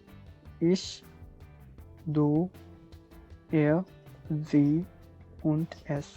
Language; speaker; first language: German; non-native, fluent; Urdu